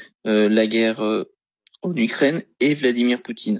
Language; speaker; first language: French; native; French